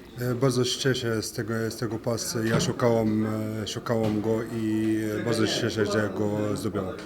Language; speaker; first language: Polish; non-native, fluent; French